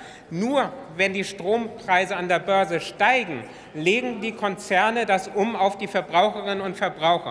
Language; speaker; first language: German; native; German